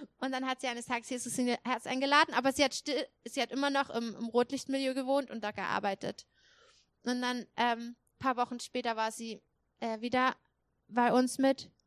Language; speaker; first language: German; native; German